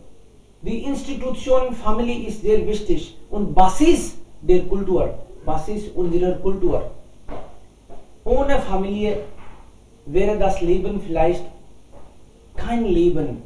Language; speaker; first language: German; non-native, learner; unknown